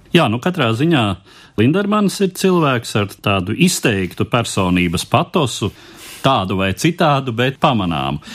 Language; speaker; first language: Latvian; native; Latvian